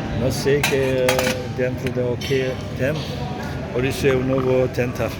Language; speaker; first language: Portuguese; non-native, learner; Turkish